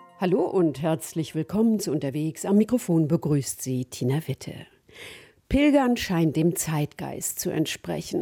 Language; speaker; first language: German; native; German